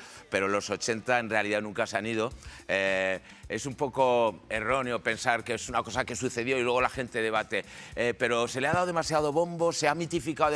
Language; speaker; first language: Spanish; native; Spanish